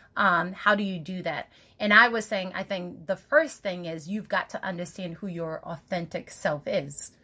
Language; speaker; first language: English; early bilingual, other home language; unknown